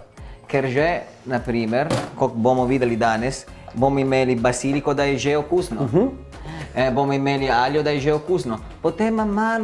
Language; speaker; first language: Slovenian; non-native, learner; Italian